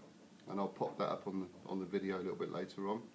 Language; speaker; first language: English; native; English